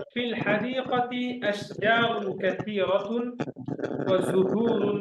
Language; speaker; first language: Arabic; non-native, fluent; Bangla